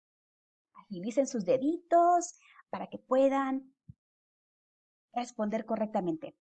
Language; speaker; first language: Spanish; native; Spanish